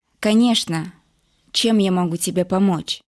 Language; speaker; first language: Russian; non-native, local second language; Uzbek